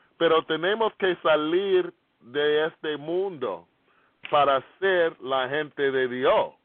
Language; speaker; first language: Spanish; non-native, fluent; English